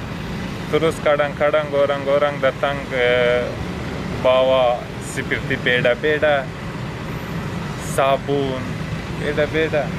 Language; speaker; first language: Indonesian; non-native, learner; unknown